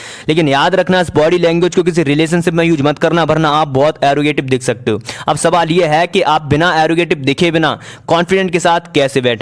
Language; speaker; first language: Hindi; native; Hindi